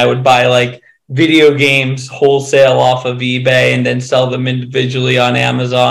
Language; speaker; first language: English; native; English